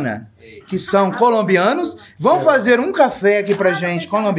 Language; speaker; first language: Portuguese; native; Portuguese